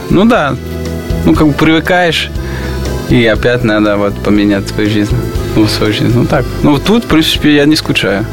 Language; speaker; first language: Russian; non-native, fluent; French